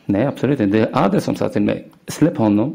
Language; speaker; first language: Swedish; non-native, learner; Arabic